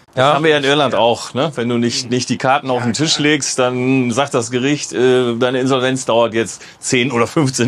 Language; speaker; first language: German; native; German